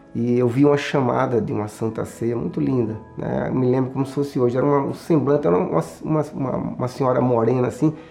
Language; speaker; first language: Portuguese; native; Portuguese